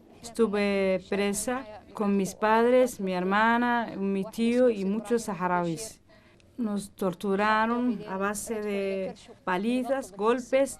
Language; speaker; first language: Spanish; non-native, local second language; Arabic